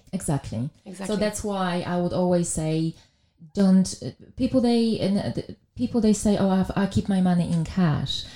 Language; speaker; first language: English; non-native, fluent; Polish